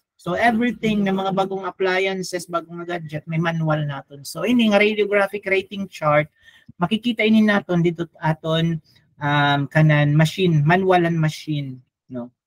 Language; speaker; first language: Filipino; non-native, local second language; Waray